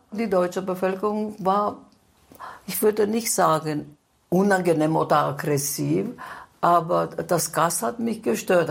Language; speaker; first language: German; non-native, fluent; Greek